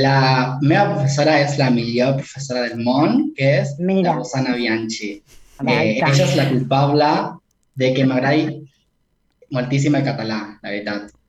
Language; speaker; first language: Catalan; non-native, learner; Spanish